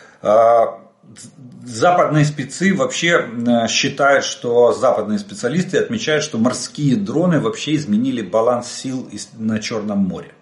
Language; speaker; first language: Russian; native; Russian